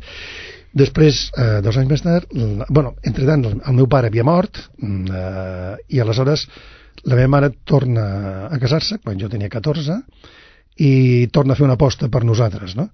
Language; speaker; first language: Catalan; non-native, local second language; Spanish